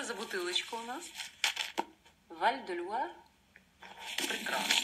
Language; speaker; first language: Russian; native; Russian